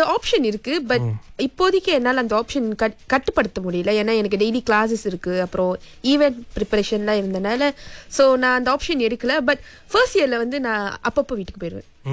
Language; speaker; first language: Tamil; early bilingual, heritage; Tamil